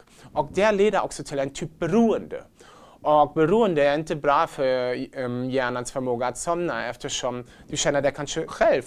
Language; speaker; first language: Swedish; non-native, fluent; German